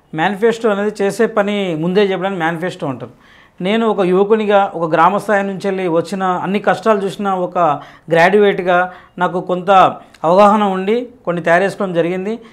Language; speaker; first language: Telugu; native; Telugu